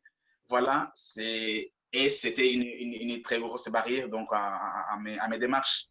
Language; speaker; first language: French; non-native, local second language; Kinyarwanda